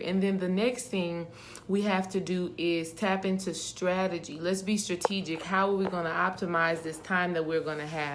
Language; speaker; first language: English; native; English